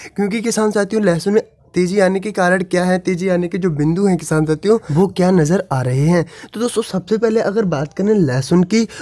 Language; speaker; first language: Hindi; native; Hindi